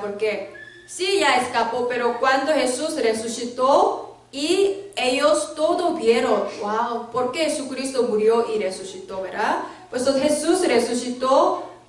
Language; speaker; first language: Spanish; non-native, learner; Korean